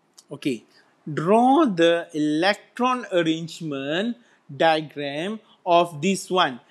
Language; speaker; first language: English; non-native, local second language; Malay